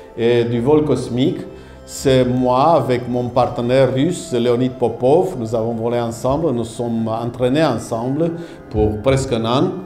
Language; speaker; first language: French; non-native, fluent; Romanian